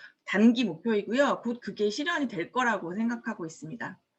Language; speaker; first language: Korean; native; Korean